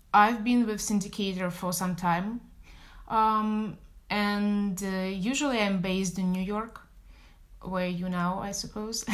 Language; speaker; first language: English; non-native, fluent; Russian